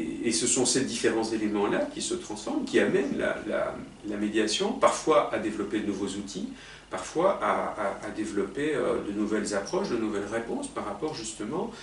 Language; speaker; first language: French; native; French